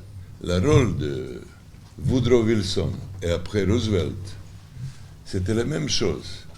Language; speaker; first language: French; non-native, learner; Serbian